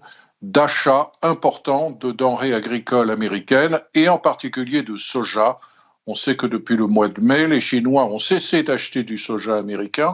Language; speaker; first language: French; native; French